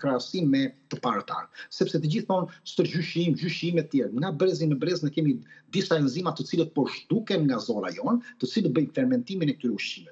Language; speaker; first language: Albanian; native; Albanian